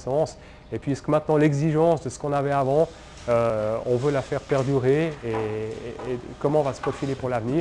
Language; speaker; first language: French; native; French